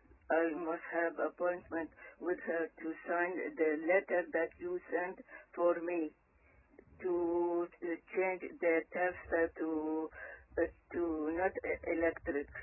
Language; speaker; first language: English; early bilingual, other home language; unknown